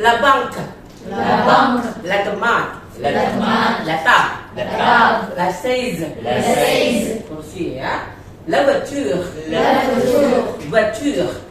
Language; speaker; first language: French; non-native, fluent; Indonesian